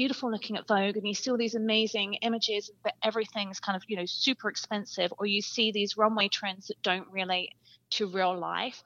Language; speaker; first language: English; native; English